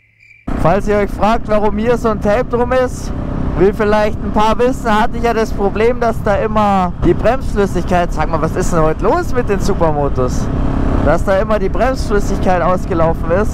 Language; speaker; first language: German; native; German